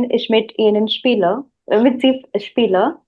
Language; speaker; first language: German; non-native, learner; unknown